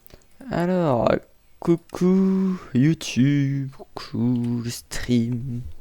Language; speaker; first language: French; native; French